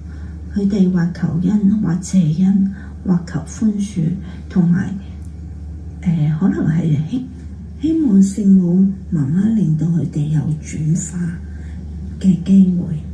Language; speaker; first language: Cantonese; native; Cantonese